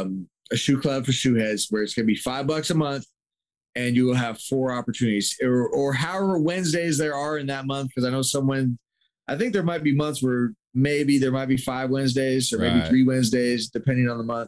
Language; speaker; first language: English; native; English